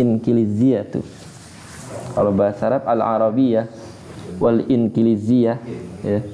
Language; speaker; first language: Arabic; non-native, learner; Indonesian